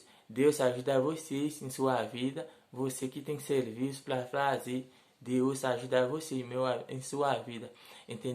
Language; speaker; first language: Portuguese; non-native, learner; Haitian Creole